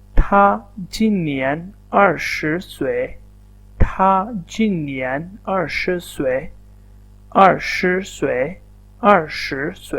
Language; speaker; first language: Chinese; non-native, fluent; Urdu